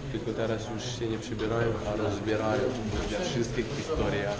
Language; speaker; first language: Polish; non-native, fluent; Ukrainian